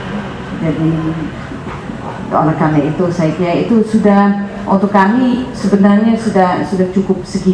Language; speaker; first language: Indonesian; non-native, fluent; Dutch